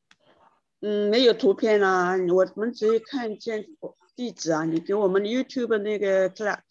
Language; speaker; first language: Chinese; native; Chinese